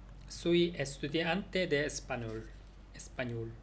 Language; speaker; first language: Spanish; non-native, learner; Korean